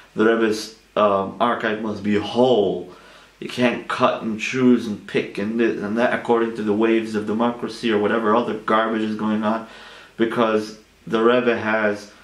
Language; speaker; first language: English; native; English